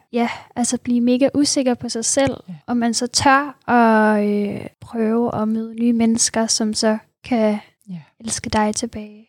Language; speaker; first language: Danish; native; Danish